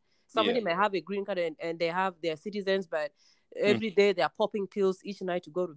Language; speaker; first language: English; non-native, local second language; Luo (Kenya and Tanzania)